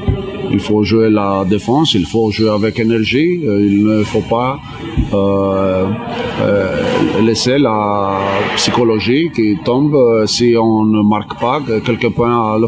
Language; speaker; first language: French; non-native, learner; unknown